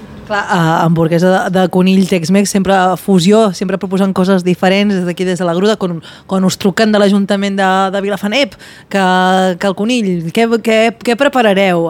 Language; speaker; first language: Catalan; native; Catalan